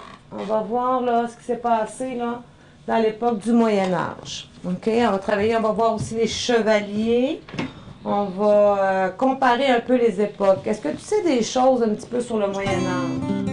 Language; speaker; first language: French; native; French